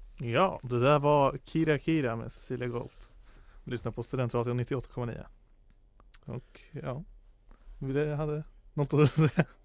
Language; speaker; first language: Swedish; native; Swedish